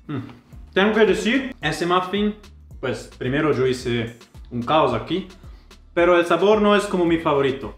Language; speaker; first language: Spanish; non-native, fluent; German